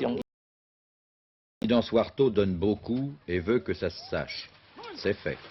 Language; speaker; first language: French; native; French